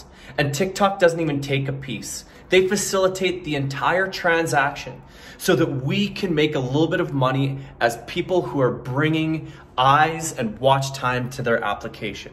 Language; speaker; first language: English; native; English